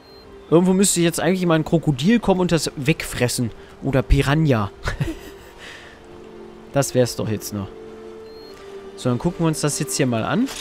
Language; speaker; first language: German; native; German